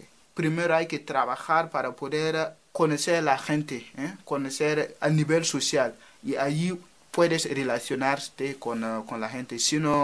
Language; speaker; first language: Spanish; non-native, fluent; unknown